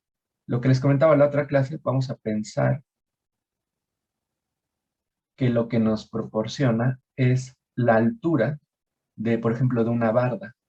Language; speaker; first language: Spanish; native; Spanish